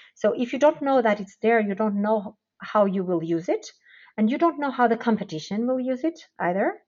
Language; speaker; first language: English; non-native, fluent; Portuguese